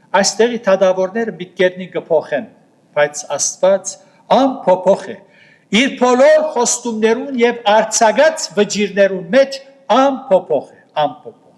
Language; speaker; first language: Armenian; native; Armenian